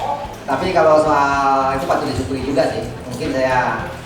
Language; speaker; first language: Indonesian; native; Indonesian